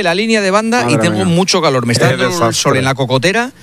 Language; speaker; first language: Spanish; native; Spanish